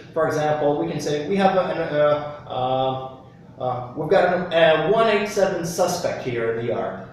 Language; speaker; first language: English; non-native, fluent; Ukrainian